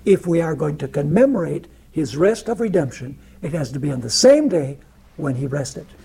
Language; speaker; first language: English; early bilingual, other home language; Spanish